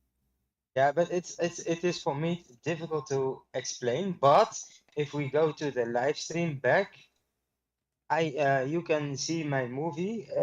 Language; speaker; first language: English; non-native, fluent; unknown